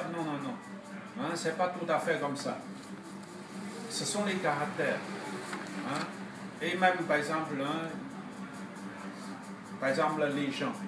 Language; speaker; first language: French; non-native, fluent; Chinese